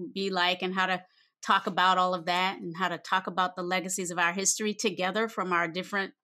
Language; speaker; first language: English; native; English